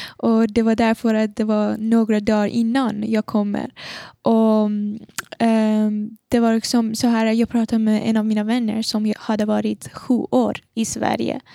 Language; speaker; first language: Swedish; non-native, fluent; Persian